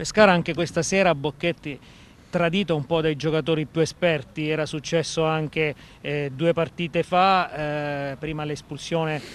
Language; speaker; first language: Italian; native; Italian